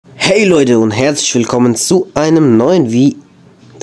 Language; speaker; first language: German; native; German